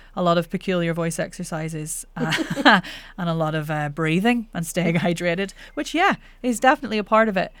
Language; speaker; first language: English; native; English